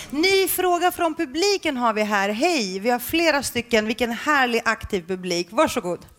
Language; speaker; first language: Swedish; native; Swedish